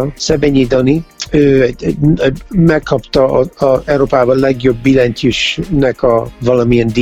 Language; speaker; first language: Hungarian; early bilingual, heritage; Hungarian